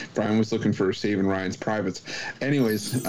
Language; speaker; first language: English; native; English